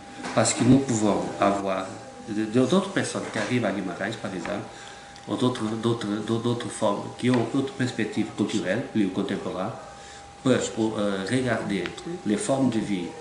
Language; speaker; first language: French; non-native, fluent; Portuguese